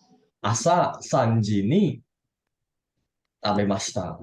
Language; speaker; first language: Japanese; non-native, fluent; Indonesian